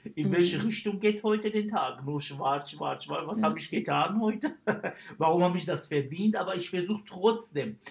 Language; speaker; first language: German; non-native, fluent; Arabic